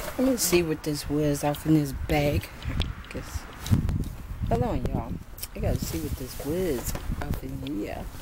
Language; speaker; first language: English; native; English